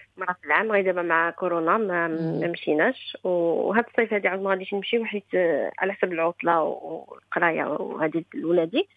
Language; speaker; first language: Arabic; early bilingual, heritage; Arabic